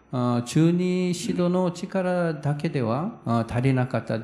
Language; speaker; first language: Japanese; non-native, fluent; Korean